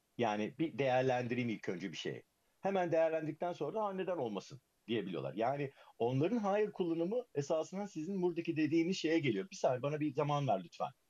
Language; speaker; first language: Turkish; early bilingual, heritage; Turkish